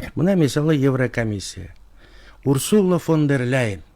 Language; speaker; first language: Russian; non-native, local second language; Kyrgyz